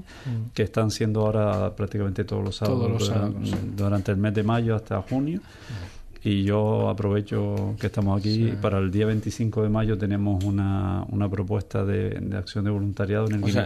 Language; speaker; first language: Spanish; native; Spanish